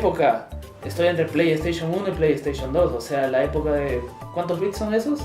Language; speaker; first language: Spanish; native; Spanish